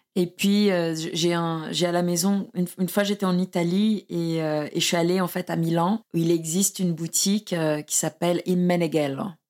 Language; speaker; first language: French; non-native, fluent; Portuguese